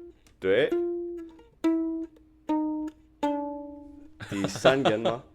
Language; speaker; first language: Chinese; non-native, fluent; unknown